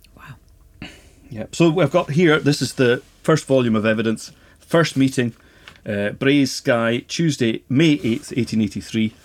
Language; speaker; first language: English; native; English